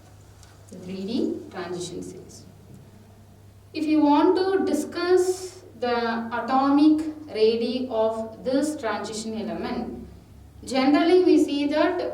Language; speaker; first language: English; non-native, local second language; Tamil